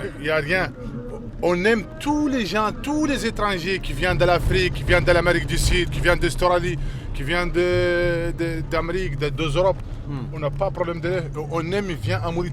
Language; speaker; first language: French; non-native, learner; Arabic